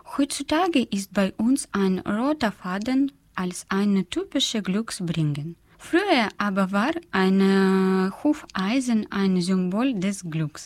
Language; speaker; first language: German; non-native, fluent; Russian